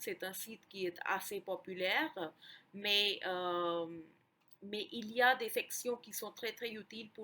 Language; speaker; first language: French; non-native, fluent; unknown